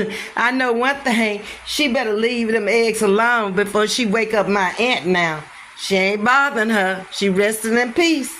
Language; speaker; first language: English; native; English